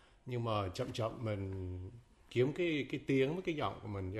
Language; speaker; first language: Vietnamese; early bilingual, heritage; Vietnamese